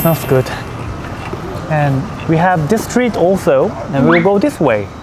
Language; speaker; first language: English; non-native, learner; Korean